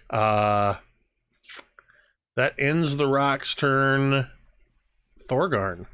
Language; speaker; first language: English; native; English